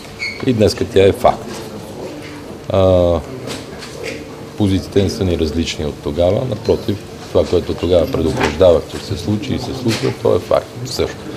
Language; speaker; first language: Bulgarian; native; Bulgarian